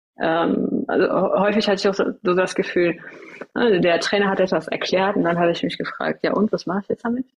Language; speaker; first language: German; early bilingual, other home language; Persian